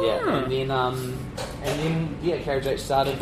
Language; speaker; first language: English; native; English